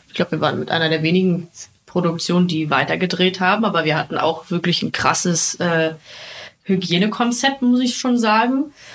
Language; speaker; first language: German; native; German